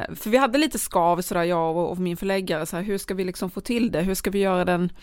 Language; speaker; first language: Swedish; native; Swedish